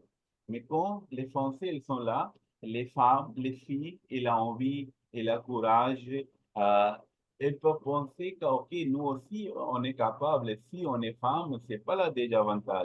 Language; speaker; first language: French; non-native, learner; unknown